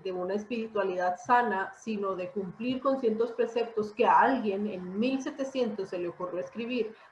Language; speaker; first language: Spanish; native; Spanish